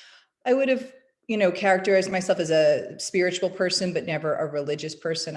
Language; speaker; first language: English; native; English